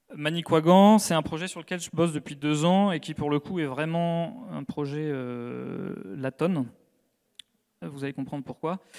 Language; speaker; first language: French; native; French